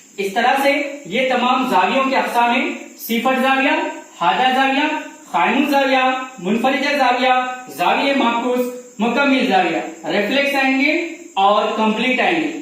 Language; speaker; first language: Urdu; native; Urdu